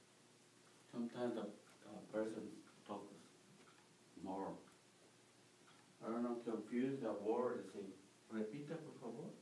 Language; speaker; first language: English; non-native, learner; Spanish